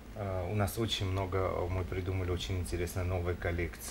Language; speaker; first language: Russian; non-native, fluent; Romanian